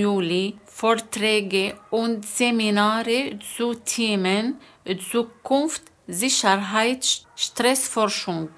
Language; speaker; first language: German; non-native, fluent; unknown